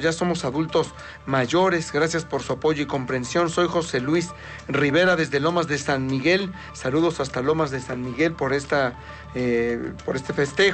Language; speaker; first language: Spanish; native; Spanish